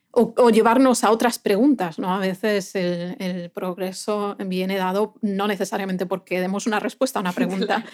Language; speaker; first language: Spanish; native; Spanish